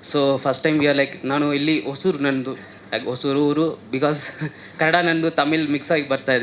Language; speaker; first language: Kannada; non-native, local second language; Tamil